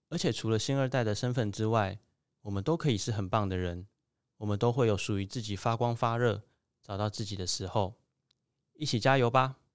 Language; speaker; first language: Chinese; native; Chinese